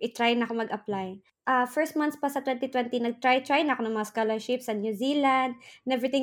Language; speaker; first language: Filipino; non-native, local second language; Surigaonon